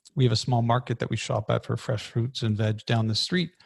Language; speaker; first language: English; native; English